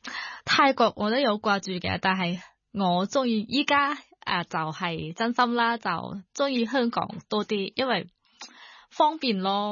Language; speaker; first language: Cantonese; non-native, learner; Thai